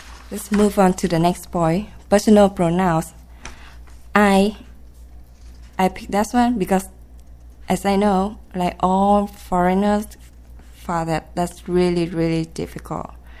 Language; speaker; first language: English; non-native, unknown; Vietnamese